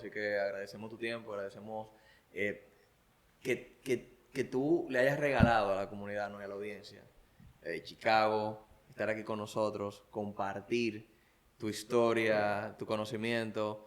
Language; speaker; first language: Spanish; native; Spanish